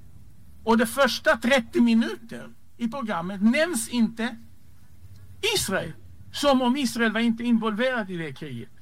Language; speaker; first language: Swedish; non-native, fluent; Hebrew